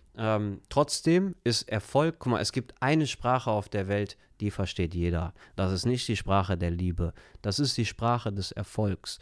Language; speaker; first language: German; early bilingual, other home language; Turkish